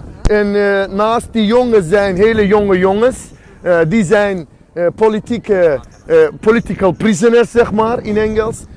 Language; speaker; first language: Dutch; non-native, fluent; Azerbaijani